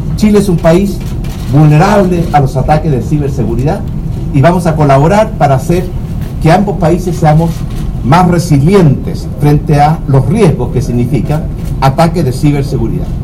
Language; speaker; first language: Spanish; native; Spanish